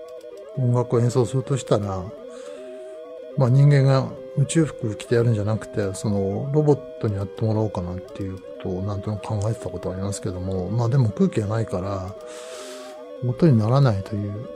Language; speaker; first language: Japanese; native; Japanese